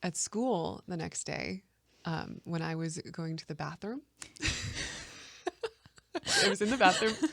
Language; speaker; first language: English; native; English